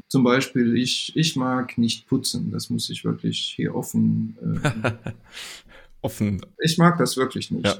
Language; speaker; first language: German; non-native, fluent; Swedish